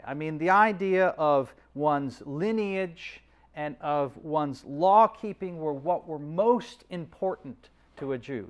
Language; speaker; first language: English; native; English